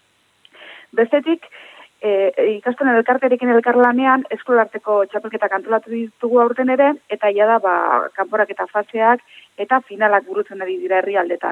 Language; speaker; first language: Basque; native; Basque